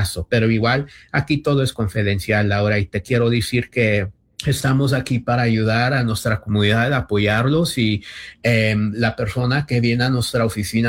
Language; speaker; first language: Spanish; early bilingual, heritage; Spanish